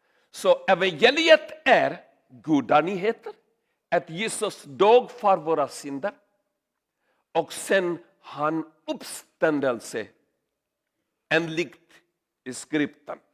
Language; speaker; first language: Swedish; non-native, learner; Urdu